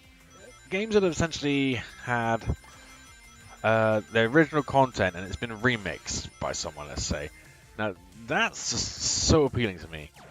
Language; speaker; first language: English; native; English